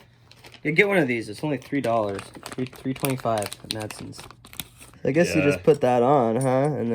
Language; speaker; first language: English; native; English